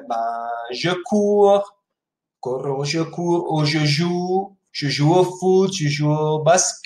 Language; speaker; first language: French; non-native, fluent; Spanish